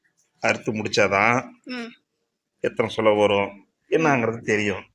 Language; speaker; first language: Tamil; native; Tamil